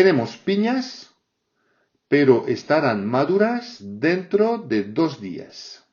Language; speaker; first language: Spanish; non-native, fluent; French